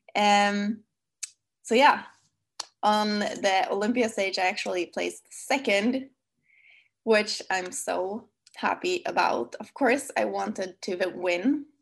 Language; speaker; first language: English; non-native, fluent; Swedish